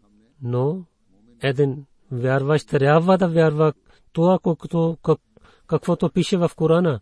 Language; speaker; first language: Bulgarian; non-native, fluent; Urdu